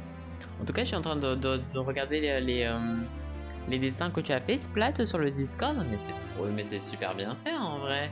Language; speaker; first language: French; native; French